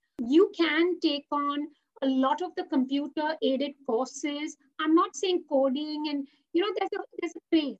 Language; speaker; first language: English; non-native, local second language; Hindi